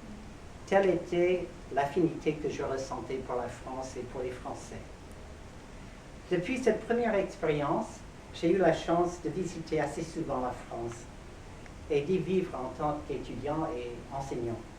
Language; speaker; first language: French; non-native, fluent; English